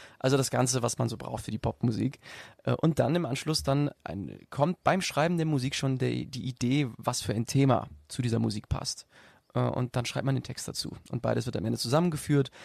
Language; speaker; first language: German; native; German